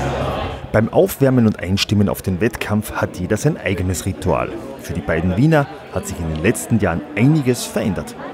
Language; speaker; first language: German; native; German